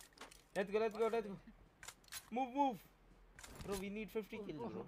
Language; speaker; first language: English; non-native, local second language; Hindi